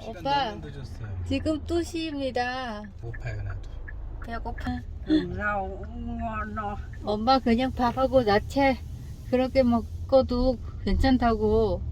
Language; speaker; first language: Korean; non-native, learner; Vietnamese